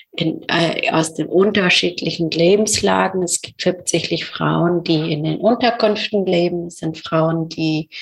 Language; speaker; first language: German; non-native, fluent; Persian